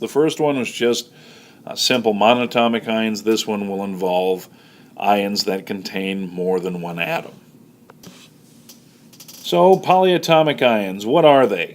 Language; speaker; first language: English; native; English